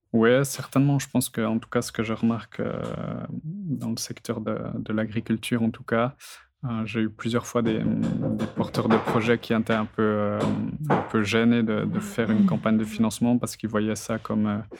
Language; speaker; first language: French; native; French